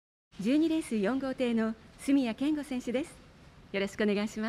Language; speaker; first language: Japanese; native; Japanese